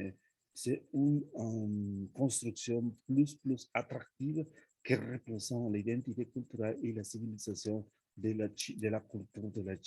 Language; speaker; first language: French; non-native, learner; Spanish